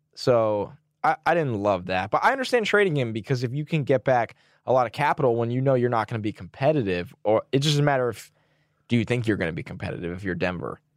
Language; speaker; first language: English; native; English